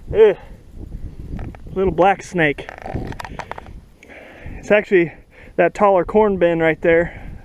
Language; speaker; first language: English; native; English